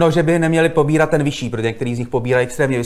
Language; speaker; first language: Czech; native; Czech